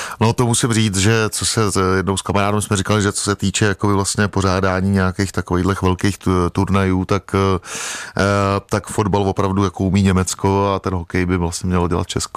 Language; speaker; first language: Czech; native; Czech